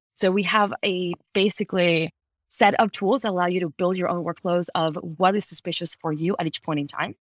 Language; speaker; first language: English; non-native, fluent; Spanish